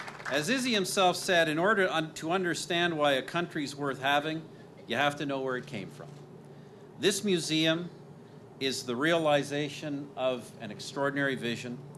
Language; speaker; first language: English; native; English